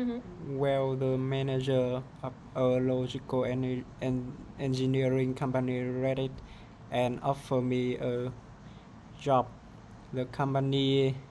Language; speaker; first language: English; non-native, learner; Vietnamese